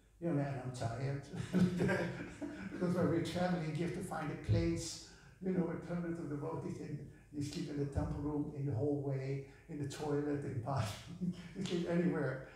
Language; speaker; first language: English; non-native, fluent; Dutch